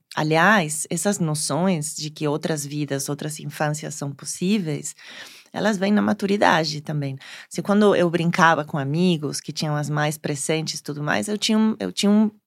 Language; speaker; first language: Portuguese; non-native, fluent; Spanish